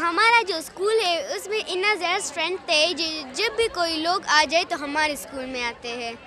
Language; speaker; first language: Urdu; non-native, local second language; Pashto